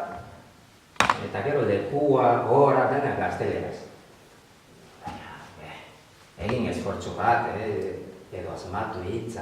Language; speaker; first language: Basque; non-native, learner; Spanish